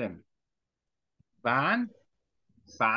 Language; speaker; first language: Vietnamese; non-native, learner; Korean